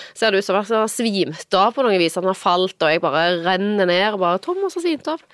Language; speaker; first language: Norwegian; native; Norwegian